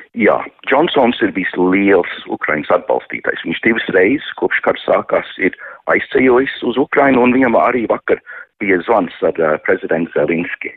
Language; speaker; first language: Latvian; early bilingual, heritage; Latvian